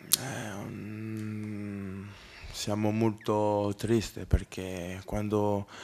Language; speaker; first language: Italian; non-native, learner; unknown